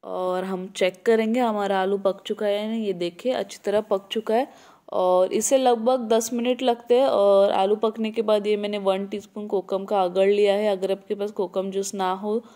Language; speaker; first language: Hindi; native; Hindi